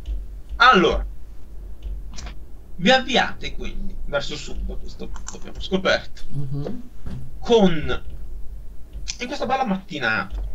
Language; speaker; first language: Italian; native; Italian